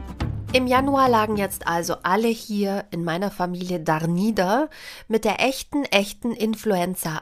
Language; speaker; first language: German; native; German